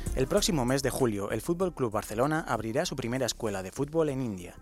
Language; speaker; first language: Spanish; native; Spanish